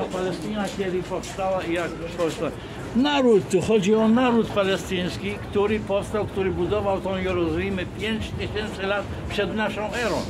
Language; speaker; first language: Polish; non-native, fluent; Arabic